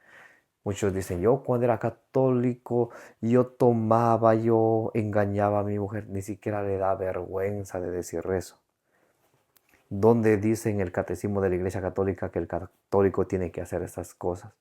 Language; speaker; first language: Spanish; native; Spanish